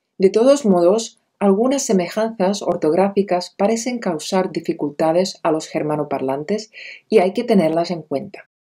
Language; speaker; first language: Spanish; non-native, fluent; Czech